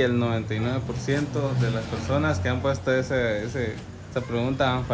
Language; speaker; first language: Spanish; native; Spanish